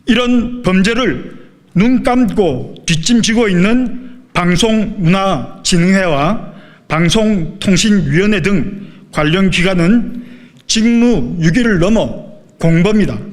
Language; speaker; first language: Korean; native; Korean